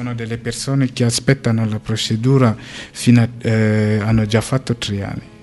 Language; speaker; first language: Italian; non-native, fluent; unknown